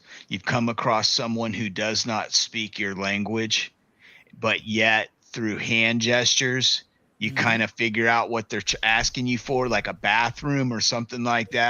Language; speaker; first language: English; native; English